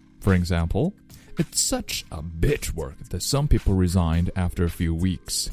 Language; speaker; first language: English; non-native, fluent; Chinese